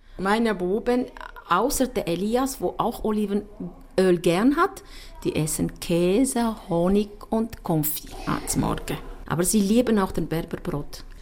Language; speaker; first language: German; non-native, fluent; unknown